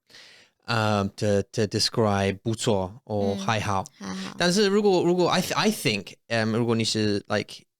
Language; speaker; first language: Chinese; non-native, learner; English